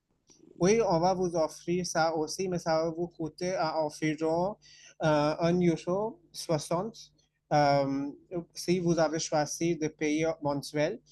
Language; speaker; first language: French; non-native, fluent; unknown